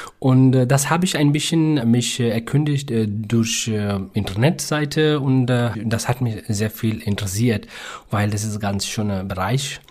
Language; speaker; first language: German; non-native, learner; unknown